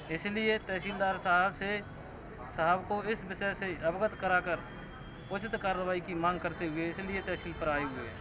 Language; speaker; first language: Hindi; native; Hindi